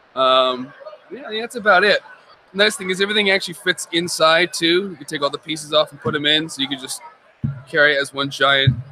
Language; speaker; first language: English; native; English